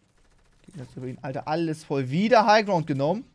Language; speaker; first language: German; native; German